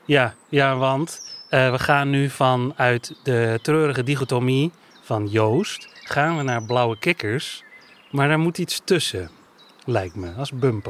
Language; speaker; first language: Dutch; native; Dutch